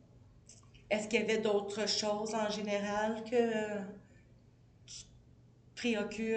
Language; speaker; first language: French; native; French